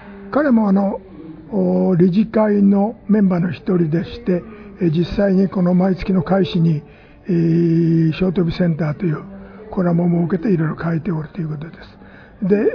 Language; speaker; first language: Japanese; native; Japanese